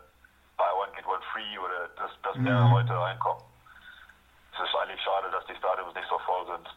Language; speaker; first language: German; non-native, fluent; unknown